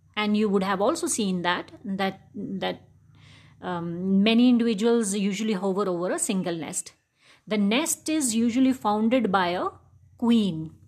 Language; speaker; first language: English; non-native, local second language; Dogri